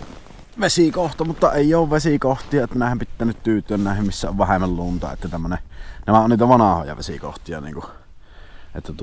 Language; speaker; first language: Finnish; native; Finnish